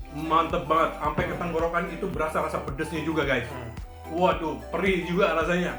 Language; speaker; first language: Indonesian; non-native, fluent; Arabic